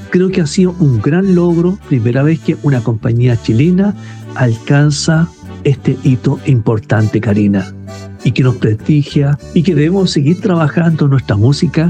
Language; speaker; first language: Spanish; native; Spanish